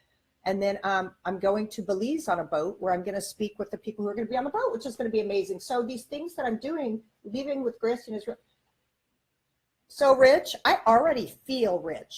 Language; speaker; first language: English; native; English